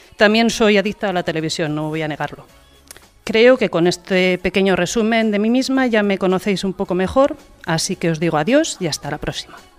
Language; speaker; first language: Spanish; native; Spanish